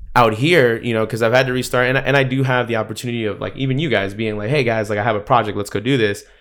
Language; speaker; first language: English; native; English